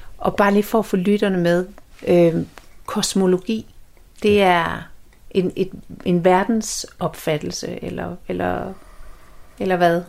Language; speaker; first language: Danish; native; Danish